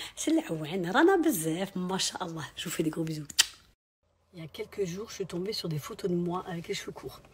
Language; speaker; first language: French; native; French